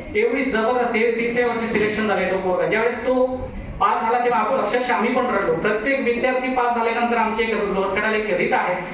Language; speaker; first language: Marathi; non-native, local second language; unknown